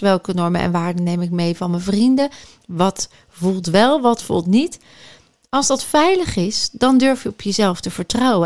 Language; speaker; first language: Dutch; native; Dutch